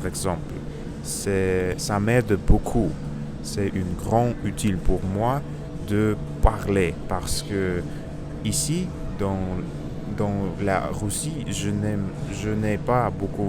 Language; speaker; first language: French; non-native, learner; Russian